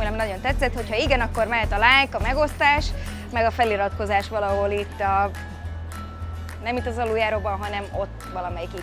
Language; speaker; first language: Hungarian; native; Hungarian